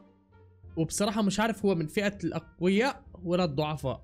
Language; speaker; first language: Arabic; native; Arabic